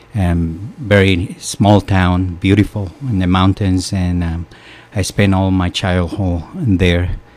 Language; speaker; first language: English; non-native, fluent; Spanish